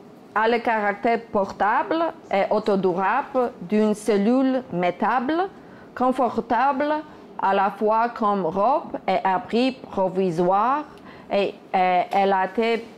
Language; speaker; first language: French; non-native, fluent; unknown